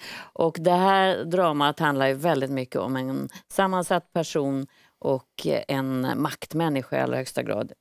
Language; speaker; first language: Swedish; native; Swedish